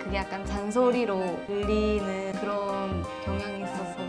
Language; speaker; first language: Korean; native; Korean